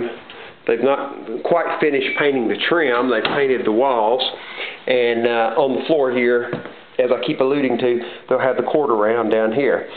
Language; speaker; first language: English; native; English